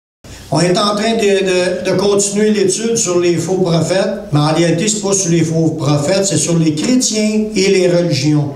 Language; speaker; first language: French; native; French